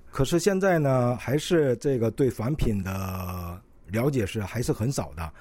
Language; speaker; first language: Chinese; non-native, local second language; Korean